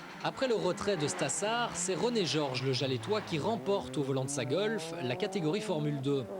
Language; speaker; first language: French; native; French